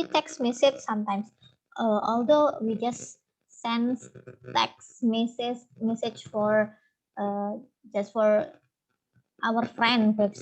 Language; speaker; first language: English; non-native, fluent; Indonesian